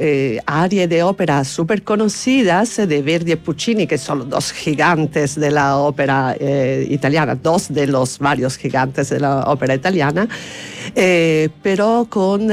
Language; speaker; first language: Spanish; non-native, fluent; Italian